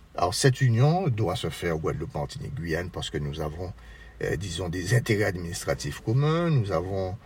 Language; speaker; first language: French; native; French